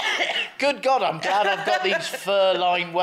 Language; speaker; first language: English; native; English